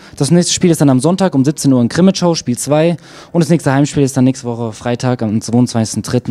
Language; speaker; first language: German; native; German